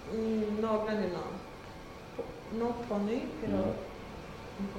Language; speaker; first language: Spanish; non-native, learner; Swedish